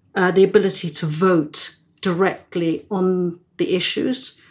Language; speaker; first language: English; native; English